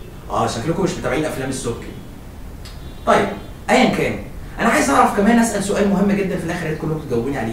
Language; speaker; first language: Arabic; native; Arabic